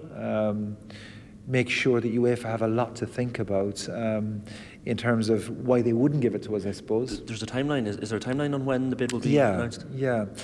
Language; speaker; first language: English; native; English